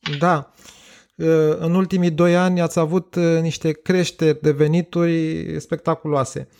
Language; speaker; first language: Romanian; native; Romanian